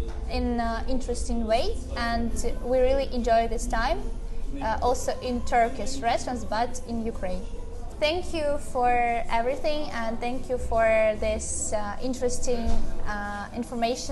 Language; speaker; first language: English; non-native, learner; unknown